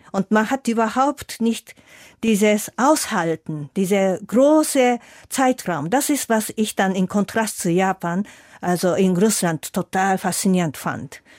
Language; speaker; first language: German; non-native, fluent; Japanese